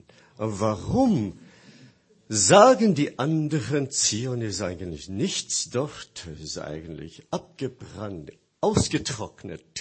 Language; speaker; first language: German; non-native, fluent; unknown